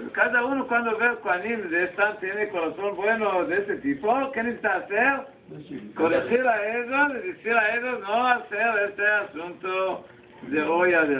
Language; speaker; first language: Spanish; non-native, learner; Hebrew